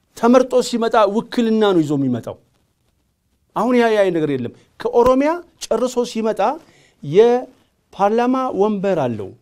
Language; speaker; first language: Amharic; native; Amharic